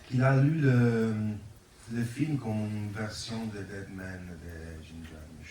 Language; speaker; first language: French; non-native, fluent; Italian